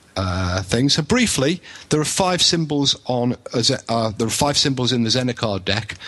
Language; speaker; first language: English; native; English